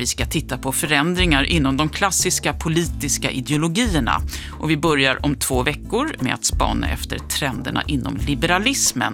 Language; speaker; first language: Swedish; native; Swedish